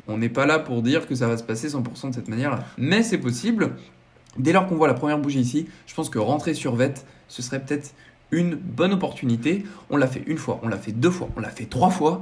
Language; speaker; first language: French; native; French